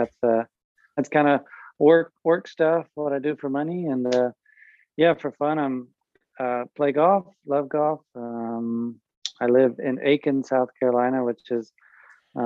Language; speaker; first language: English; native; English